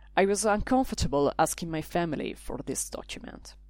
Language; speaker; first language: English; non-native, fluent; Italian